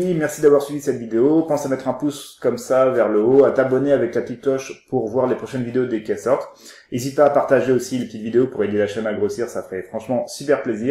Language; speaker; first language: French; native; French